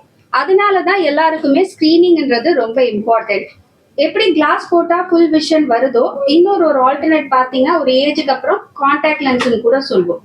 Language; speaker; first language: Tamil; native; Tamil